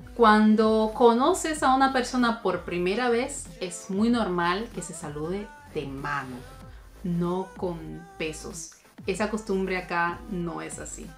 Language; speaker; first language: Spanish; native; Spanish